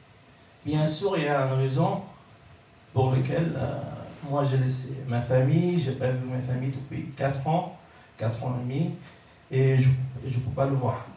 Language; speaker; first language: French; non-native, learner; Arabic